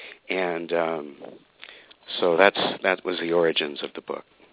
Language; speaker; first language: English; native; English